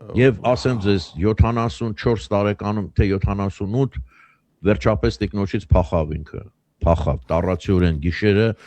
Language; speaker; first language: Armenian; native; Armenian